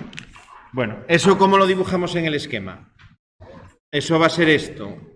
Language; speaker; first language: Spanish; native; Spanish